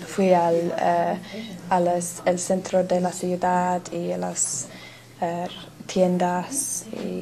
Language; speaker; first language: Spanish; non-native, learner; English